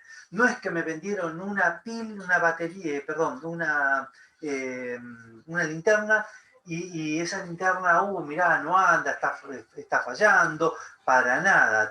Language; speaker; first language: Spanish; native; Spanish